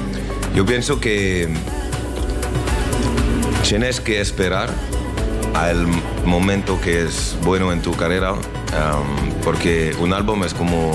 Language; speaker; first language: Spanish; non-native, learner; French